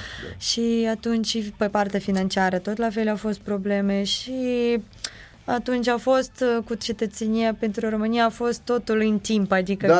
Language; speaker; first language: Romanian; non-native, fluent; Ukrainian